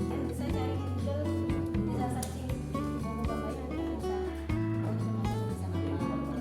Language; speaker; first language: Indonesian; native; Indonesian